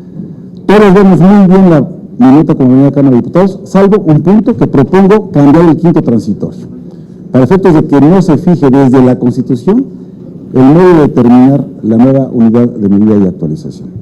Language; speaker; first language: Spanish; native; Spanish